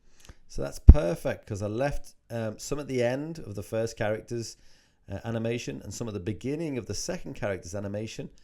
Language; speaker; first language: English; native; English